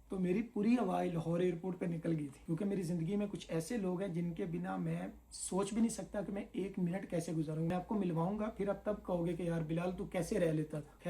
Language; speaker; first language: Urdu; non-native, local second language; Punjabi